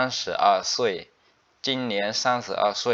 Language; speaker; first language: Chinese; non-native, fluent; Khmer